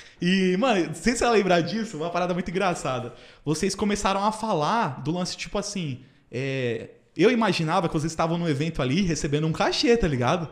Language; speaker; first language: Portuguese; native; Portuguese